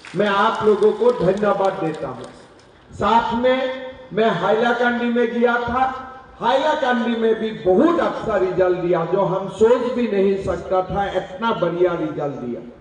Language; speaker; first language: Hindi; non-native, local second language; Bangla